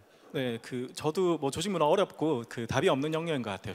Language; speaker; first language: Korean; native; Korean